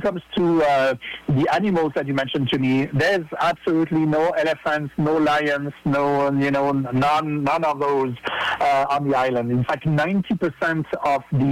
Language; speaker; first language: English; non-native, fluent; French